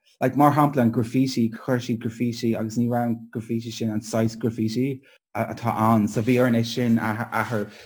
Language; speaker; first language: Irish; non-native, local second language; English